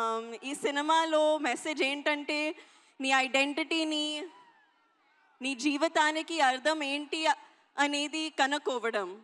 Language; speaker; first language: Telugu; non-native, learner; Hindi